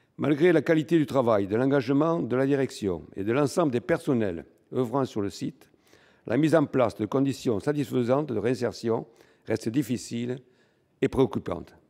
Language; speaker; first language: French; native; French